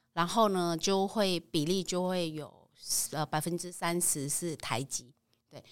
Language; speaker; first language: Chinese; non-native, fluent; Vietnamese